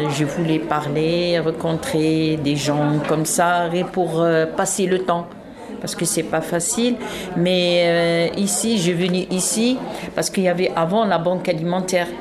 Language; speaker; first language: French; non-native, local second language; Arabic